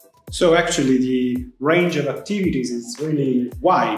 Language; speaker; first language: English; non-native, fluent; Italian